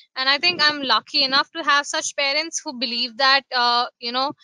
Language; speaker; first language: English; non-native, local second language; Gujarati